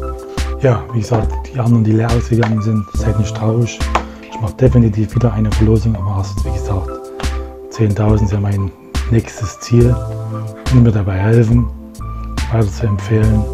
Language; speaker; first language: German; native; German